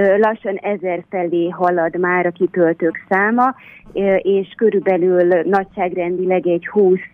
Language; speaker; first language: Hungarian; native; Hungarian